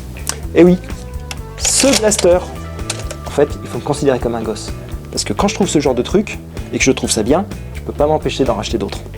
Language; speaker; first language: French; native; French